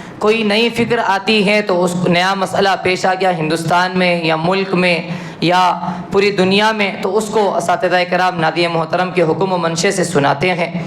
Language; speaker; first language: Urdu; native; Urdu